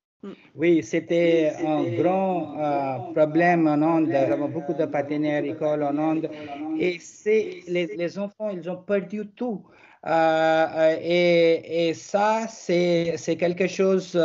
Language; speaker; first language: French; non-native, learner; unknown